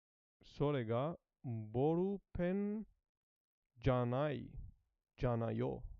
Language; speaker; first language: Japanese; non-native, learner; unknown